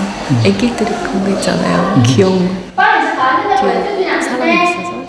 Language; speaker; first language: Korean; non-native, fluent; Chinese